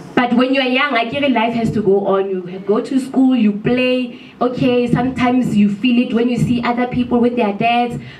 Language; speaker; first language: English; non-native, local second language; Southern Sotho